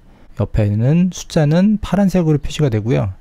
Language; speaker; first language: Korean; native; Korean